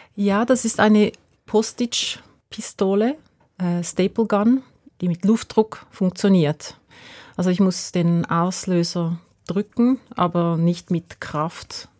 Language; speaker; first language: German; native; German